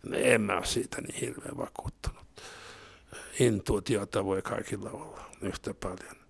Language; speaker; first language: Finnish; non-native, local second language; Swedish